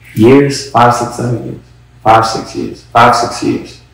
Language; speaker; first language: English; native; English